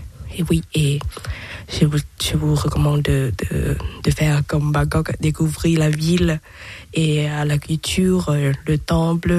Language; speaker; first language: French; non-native, learner; Thai